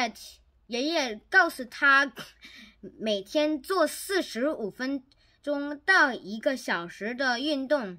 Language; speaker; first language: Chinese; non-native, learner; Korean